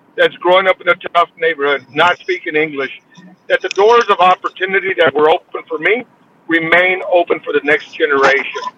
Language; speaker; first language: English; early bilingual, other home language; Spanish